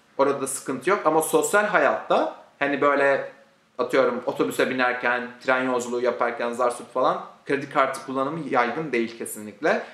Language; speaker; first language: Turkish; native; Turkish